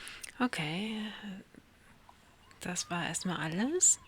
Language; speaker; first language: German; native; German